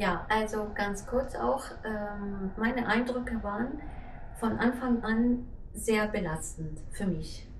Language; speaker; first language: German; non-native, fluent; Arabic